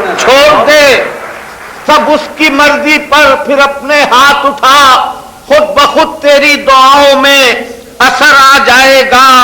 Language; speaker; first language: Urdu; native; Urdu